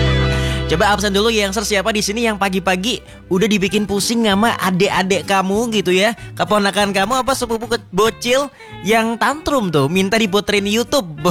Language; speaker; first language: Indonesian; native; Indonesian